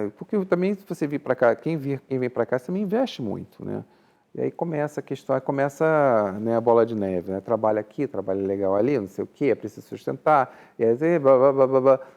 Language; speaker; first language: Portuguese; native; Portuguese